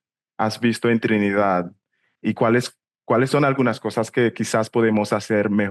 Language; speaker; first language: Spanish; non-native, fluent; English